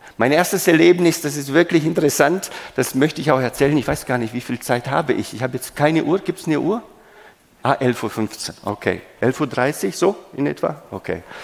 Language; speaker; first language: German; non-native, fluent; Romanian